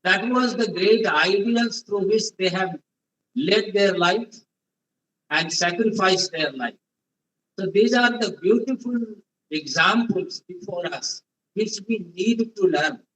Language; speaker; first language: English; non-native, local second language; Hindi